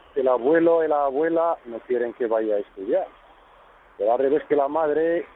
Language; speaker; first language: Spanish; non-native, fluent; Arabic